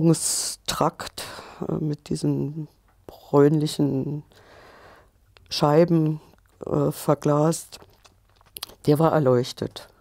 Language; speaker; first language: German; native; German